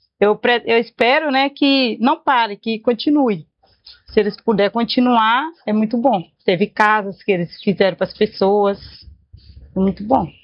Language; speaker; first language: Portuguese; native; Portuguese